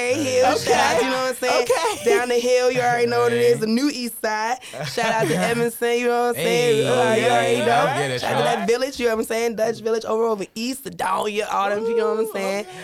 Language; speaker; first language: English; native; English